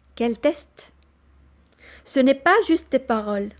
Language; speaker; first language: French; non-native, local second language; Arabic